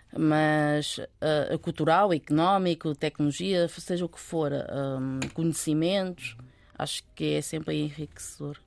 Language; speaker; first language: Portuguese; early bilingual, other home language; Chinese